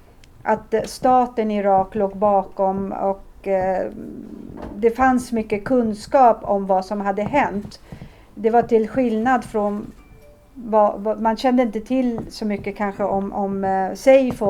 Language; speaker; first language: Swedish; early bilingual, other home language; Assyrian Neo-Aramaic